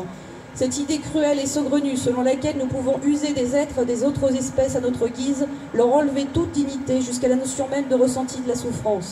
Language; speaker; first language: French; native; French